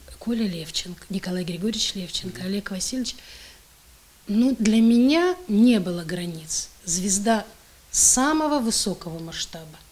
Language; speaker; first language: Russian; native; Russian